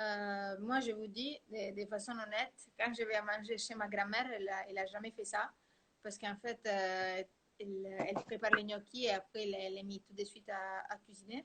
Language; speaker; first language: French; non-native, fluent; Italian